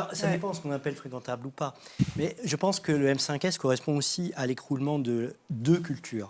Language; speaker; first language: French; native; French